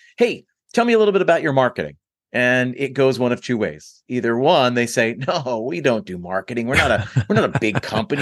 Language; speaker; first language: English; native; English